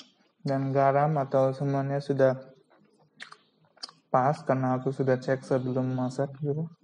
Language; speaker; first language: Indonesian; non-native, fluent; Bangla